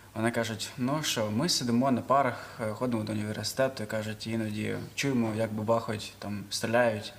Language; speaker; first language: Ukrainian; non-native, local second language; Russian